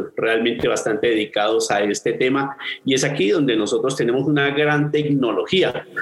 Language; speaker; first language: Spanish; native; Spanish